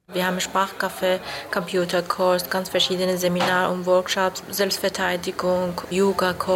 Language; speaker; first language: German; non-native, learner; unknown